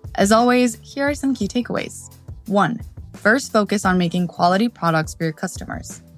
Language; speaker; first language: English; non-native, fluent; Spanish